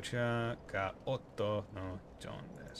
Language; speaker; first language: Japanese; non-native, learner; English